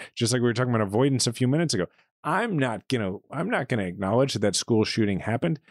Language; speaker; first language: English; native; English